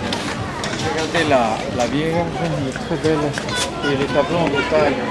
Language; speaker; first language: French; non-native, fluent; Spanish